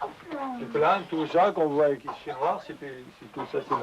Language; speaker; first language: French; native; French